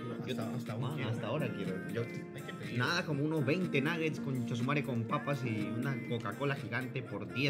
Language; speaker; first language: Spanish; native; Spanish